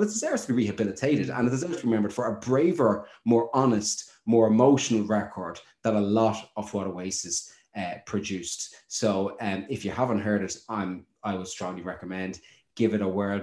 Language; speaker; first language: English; native; English